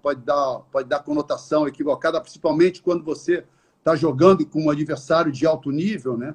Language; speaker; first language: Portuguese; native; Portuguese